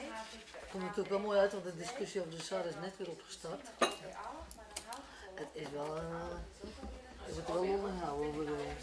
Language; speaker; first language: Dutch; non-native, local second language; Western Frisian